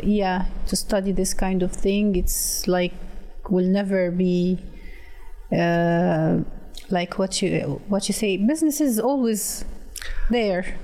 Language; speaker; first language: English; non-native, fluent; Arabic